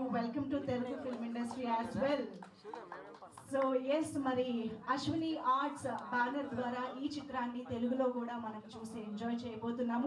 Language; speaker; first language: Telugu; native; Telugu